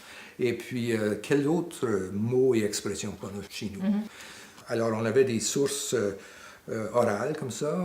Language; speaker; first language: French; native; French